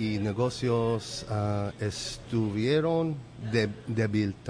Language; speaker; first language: Spanish; non-native, learner; English